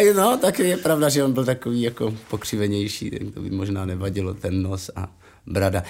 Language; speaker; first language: Czech; native; Czech